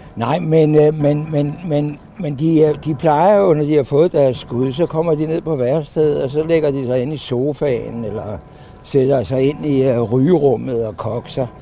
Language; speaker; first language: Danish; native; Danish